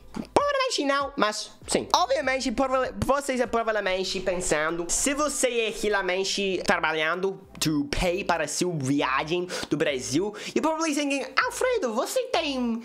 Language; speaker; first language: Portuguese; non-native, learner; English